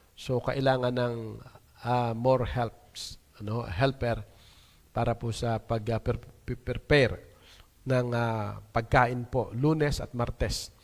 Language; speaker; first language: Filipino; native; Filipino